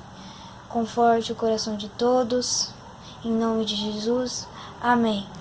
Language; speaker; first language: Portuguese; native; Portuguese